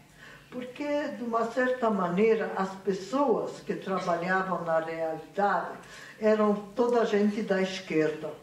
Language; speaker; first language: Portuguese; non-native, fluent; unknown